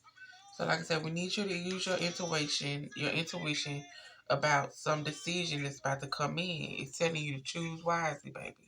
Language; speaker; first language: English; native; English